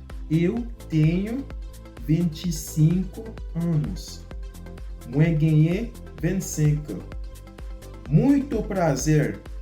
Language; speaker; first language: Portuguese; non-native, learner; Haitian Creole